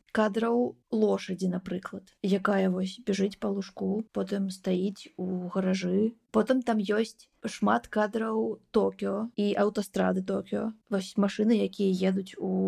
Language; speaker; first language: Belarusian; non-native, local second language; Russian